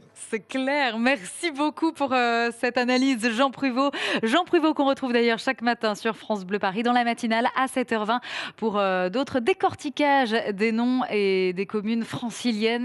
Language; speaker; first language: French; native; French